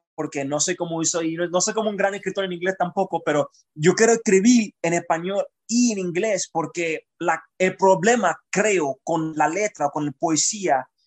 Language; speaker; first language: Spanish; early bilingual, heritage; Spanish